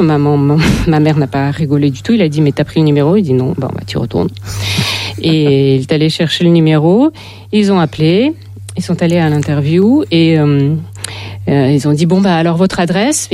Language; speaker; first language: French; non-native, fluent; Russian